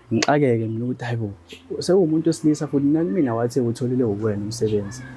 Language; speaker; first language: Zulu; native; Zulu